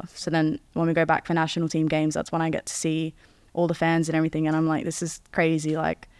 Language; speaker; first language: English; native; English